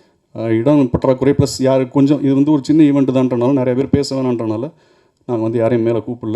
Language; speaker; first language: Tamil; native; Tamil